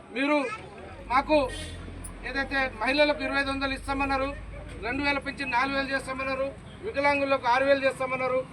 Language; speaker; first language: Telugu; non-native, local second language; Lambadi